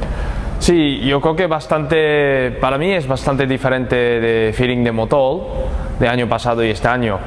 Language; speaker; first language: Spanish; non-native, learner; Japanese